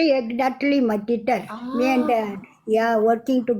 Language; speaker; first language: English; non-native, learner; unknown